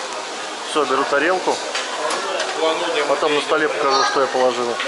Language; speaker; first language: Russian; native; Russian